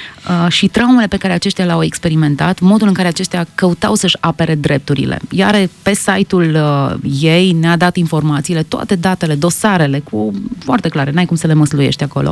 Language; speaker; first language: Romanian; native; Romanian